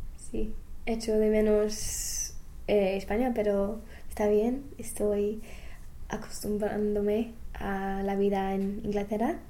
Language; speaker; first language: Spanish; non-native, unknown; English